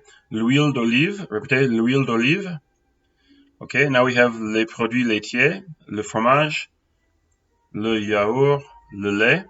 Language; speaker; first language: French; non-native, fluent; English